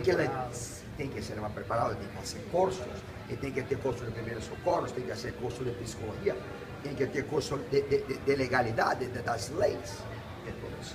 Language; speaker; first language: Spanish; non-native, fluent; Portuguese